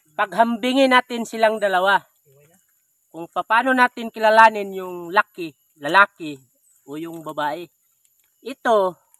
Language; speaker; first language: Filipino; non-native, local second language; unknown